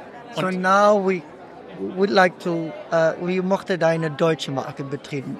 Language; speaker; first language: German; non-native, learner; Dutch